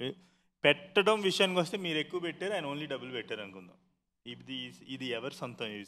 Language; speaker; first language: Telugu; native; Telugu